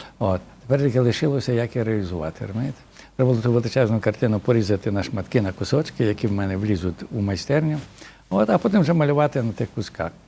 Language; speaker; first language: Ukrainian; native; Ukrainian